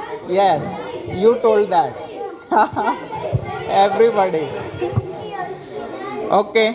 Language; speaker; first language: Hindi; native; Hindi